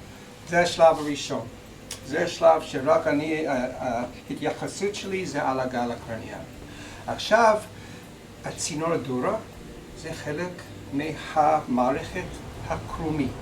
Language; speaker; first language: Hebrew; non-native, fluent; English